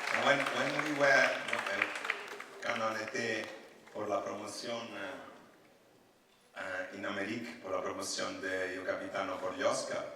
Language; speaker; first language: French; non-native, learner; Italian